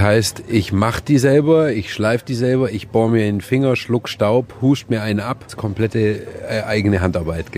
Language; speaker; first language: German; native; German